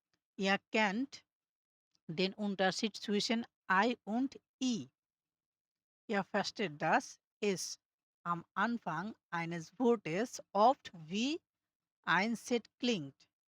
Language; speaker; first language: German; non-native, learner; Bangla